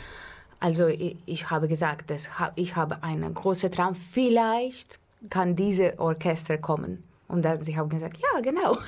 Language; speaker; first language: German; non-native, learner; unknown